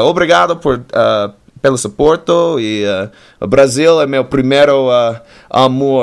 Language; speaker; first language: Portuguese; non-native, learner; English